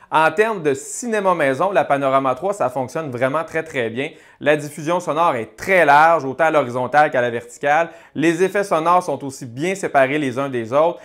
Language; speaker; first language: French; native; French